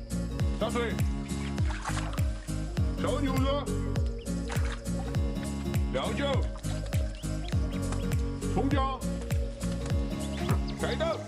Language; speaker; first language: Chinese; native; Chinese